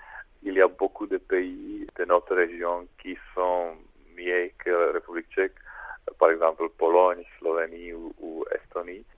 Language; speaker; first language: French; non-native, fluent; Czech